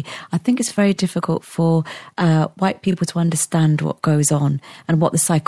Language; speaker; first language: English; native; English